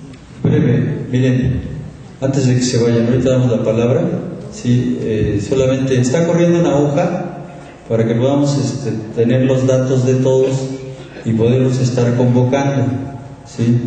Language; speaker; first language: Spanish; native; Spanish